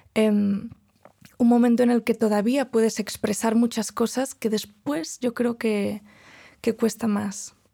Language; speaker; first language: Spanish; non-native, local second language; Catalan